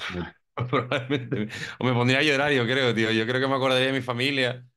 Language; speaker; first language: Spanish; native; Spanish